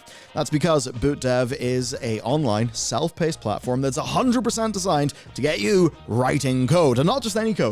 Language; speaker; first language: English; native; English